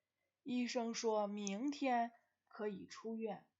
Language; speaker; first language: Chinese; non-native, fluent; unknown